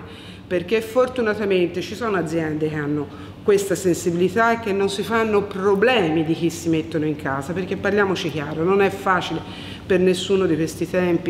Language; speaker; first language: Italian; native; Italian